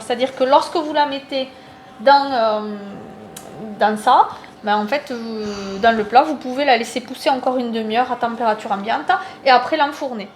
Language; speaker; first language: French; native; French